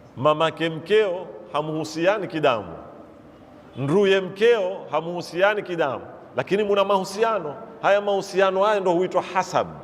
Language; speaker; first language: Swahili; native; Swahili